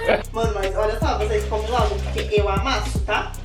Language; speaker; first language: Portuguese; native; Portuguese